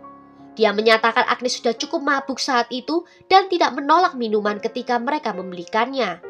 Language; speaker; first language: Indonesian; native; Indonesian